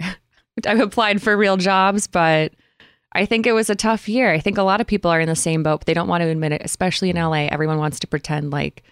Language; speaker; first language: English; native; English